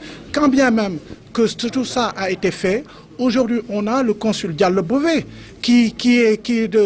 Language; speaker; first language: French; non-native, local second language; Wolof